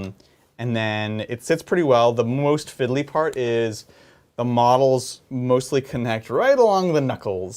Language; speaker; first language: English; native; English